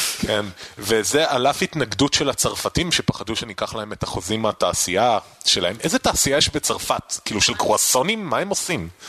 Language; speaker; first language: Hebrew; native; Hebrew